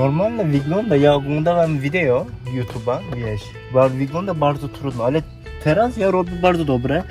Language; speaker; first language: Polish; non-native, learner; Turkish